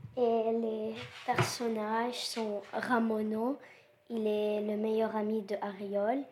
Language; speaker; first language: French; non-native, learner; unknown